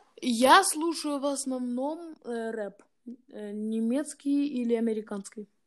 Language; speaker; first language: Russian; early bilingual, heritage; Russian